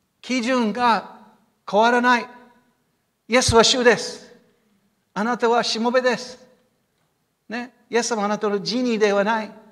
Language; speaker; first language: Japanese; non-native, fluent; English